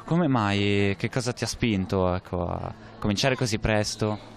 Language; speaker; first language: Italian; native; Italian